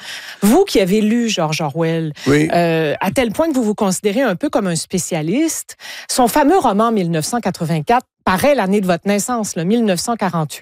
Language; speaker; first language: French; native; French